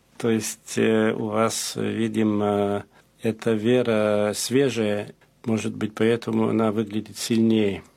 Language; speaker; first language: Russian; early bilingual, heritage; Russian